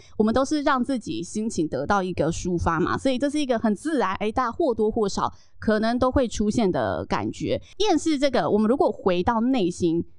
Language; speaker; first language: Chinese; native; Chinese